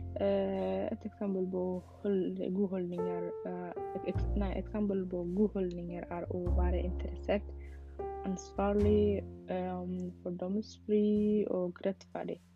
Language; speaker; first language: Norwegian; non-native, learner; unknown